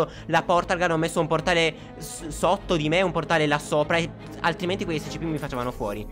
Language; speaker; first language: Italian; native; Italian